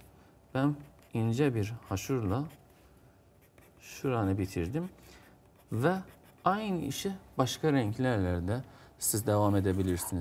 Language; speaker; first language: Turkish; non-native, fluent; Azerbaijani